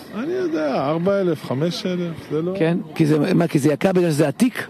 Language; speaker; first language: Hebrew; native; Hebrew